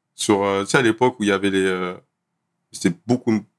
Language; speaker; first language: French; native; French